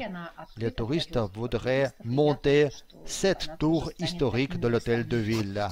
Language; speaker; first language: French; non-native, fluent; Russian